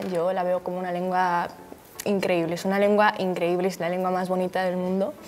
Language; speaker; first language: Spanish; non-native, fluent; Romanian